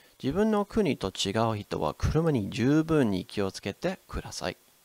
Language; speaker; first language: Japanese; non-native, fluent; English